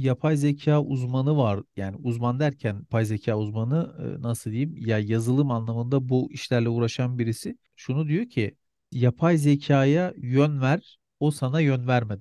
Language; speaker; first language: Turkish; native; Turkish